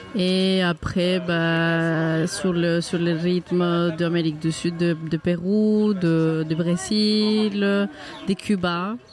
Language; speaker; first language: French; non-native, fluent; Spanish